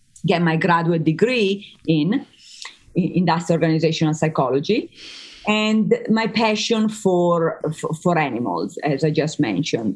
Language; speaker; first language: English; non-native, fluent; Italian